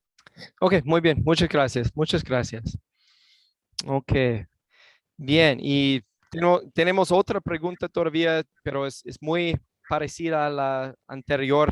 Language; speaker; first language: Spanish; non-native, fluent; English